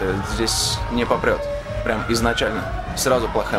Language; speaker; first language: Russian; native; Russian